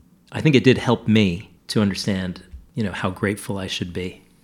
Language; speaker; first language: English; native; English